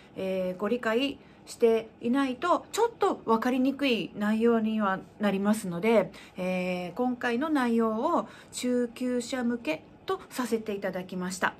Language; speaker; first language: Japanese; native; Japanese